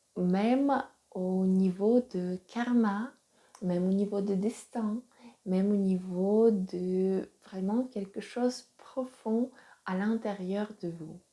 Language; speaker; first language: French; non-native, fluent; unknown